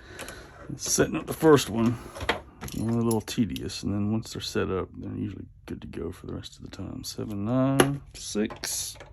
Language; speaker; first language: English; native; English